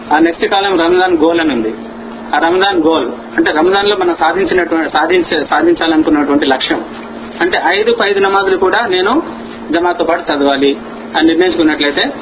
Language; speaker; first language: Telugu; non-native, local second language; Urdu